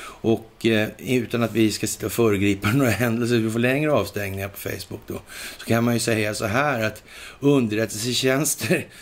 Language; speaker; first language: Swedish; native; Swedish